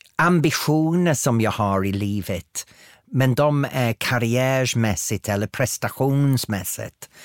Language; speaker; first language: Swedish; non-native, fluent; English